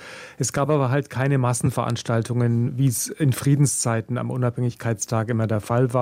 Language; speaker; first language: German; native; German